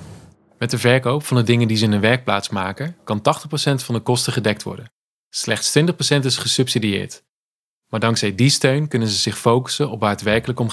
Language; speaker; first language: Dutch; native; Dutch